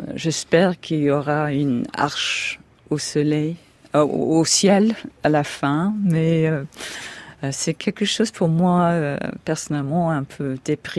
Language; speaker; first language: French; non-native, fluent; English